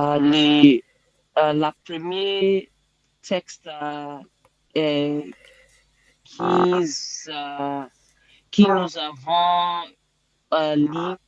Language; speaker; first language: French; non-native, learner; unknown